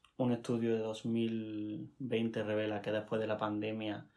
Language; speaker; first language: Spanish; native; Spanish